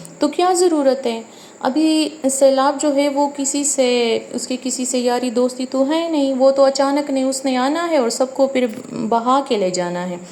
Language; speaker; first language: Urdu; non-native, local second language; Pashto